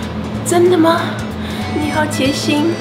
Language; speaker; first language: Chinese; non-native, fluent; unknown